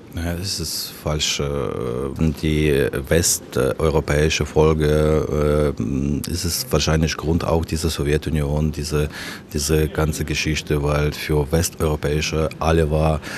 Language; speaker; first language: German; non-native, learner; Ukrainian